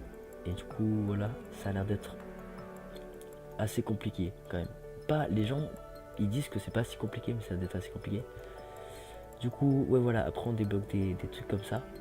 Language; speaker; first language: French; native; French